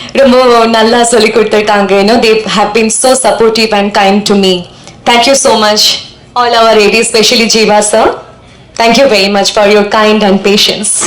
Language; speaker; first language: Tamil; non-native, local second language; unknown